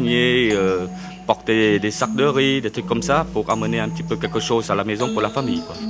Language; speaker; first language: French; non-native, fluent; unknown